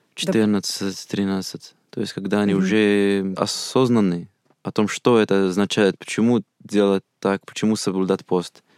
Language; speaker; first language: Russian; non-native, fluent; Arabic